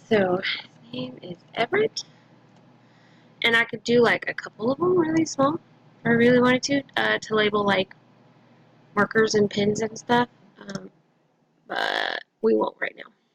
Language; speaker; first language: English; native; English